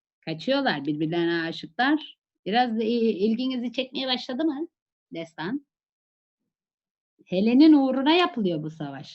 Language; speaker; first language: Turkish; native; Turkish